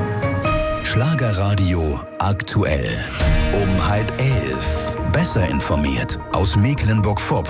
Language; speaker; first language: German; native; German